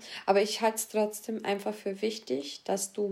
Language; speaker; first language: German; native; German